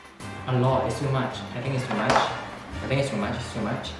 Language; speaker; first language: English; non-native, fluent; Thai